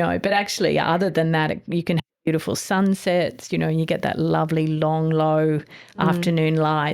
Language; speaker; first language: English; native; English